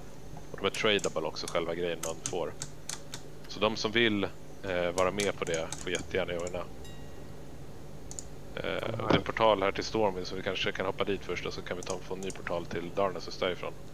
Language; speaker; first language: Swedish; native; Swedish